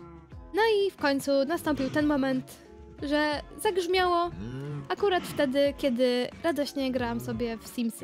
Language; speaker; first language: Polish; native; Polish